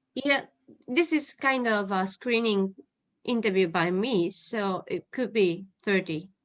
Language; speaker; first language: English; non-native, fluent; Japanese